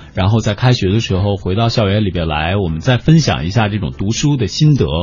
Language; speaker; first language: Chinese; native; Chinese